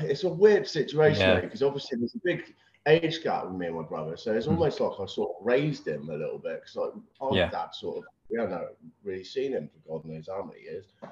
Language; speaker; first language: English; native; English